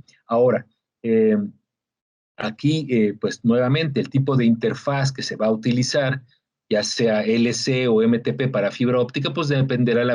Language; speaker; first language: Spanish; native; Spanish